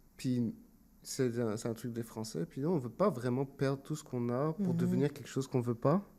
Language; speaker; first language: French; native; French